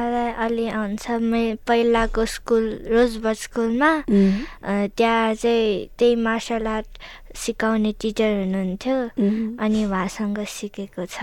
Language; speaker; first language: Nepali; early bilingual, other home language; Chinese